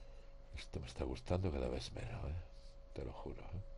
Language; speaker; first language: Spanish; native; Spanish